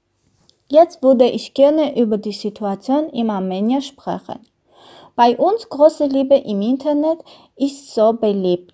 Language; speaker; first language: German; non-native, learner; Armenian